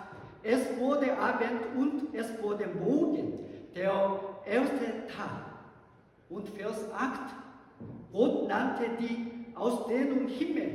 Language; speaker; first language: German; non-native, learner; Korean